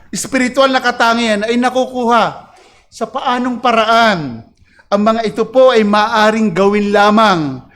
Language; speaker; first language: Filipino; native; Filipino